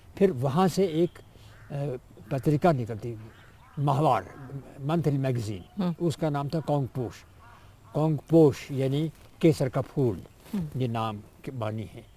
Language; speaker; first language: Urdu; non-native, local second language; Kashmiri